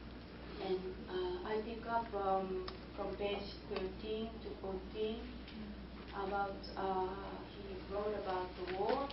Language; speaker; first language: English; non-native, fluent; Japanese